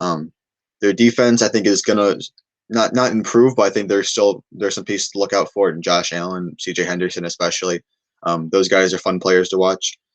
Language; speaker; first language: English; native; English